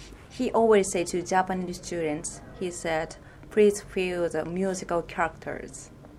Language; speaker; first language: English; non-native, fluent; Japanese